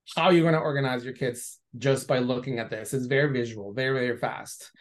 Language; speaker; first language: English; non-native, fluent; Spanish